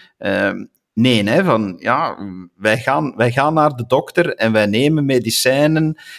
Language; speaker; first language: Dutch; native; Dutch